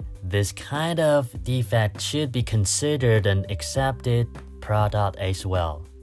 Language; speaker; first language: English; non-native, fluent; Chinese